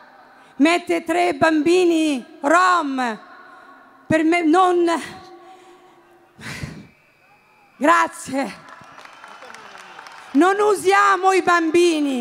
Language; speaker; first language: Italian; non-native, fluent; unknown